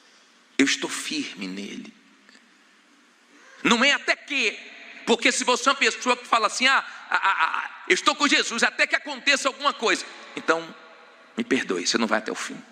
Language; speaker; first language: Portuguese; native; Portuguese